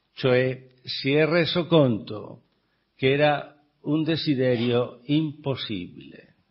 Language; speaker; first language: Italian; non-native, fluent; Spanish